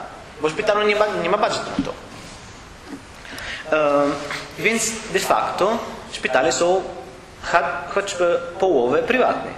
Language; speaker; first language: Polish; non-native, learner; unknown